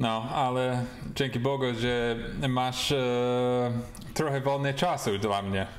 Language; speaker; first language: Polish; non-native, learner; English